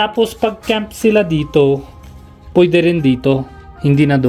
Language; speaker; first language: Filipino; non-native, learner; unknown